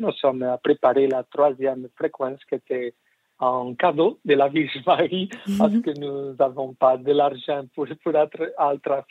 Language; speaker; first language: French; non-native, learner; Portuguese